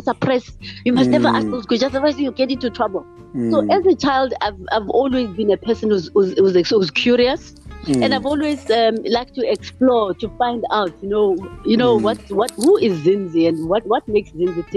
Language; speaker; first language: English; non-native, local second language; Xhosa